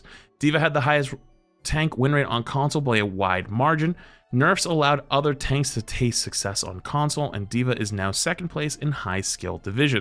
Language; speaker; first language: English; native; English